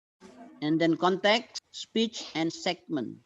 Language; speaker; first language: English; non-native, fluent; Indonesian